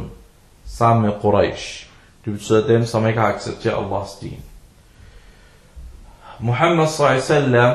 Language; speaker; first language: Danish; early bilingual, other home language; Arabic